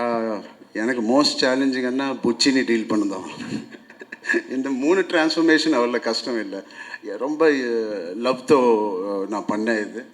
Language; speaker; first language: Tamil; non-native, local second language; Telugu